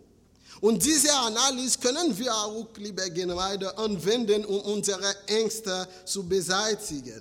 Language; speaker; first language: German; non-native, fluent; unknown